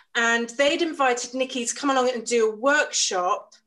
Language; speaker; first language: English; native; English